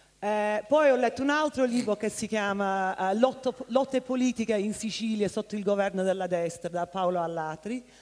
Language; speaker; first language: Italian; non-native, fluent; English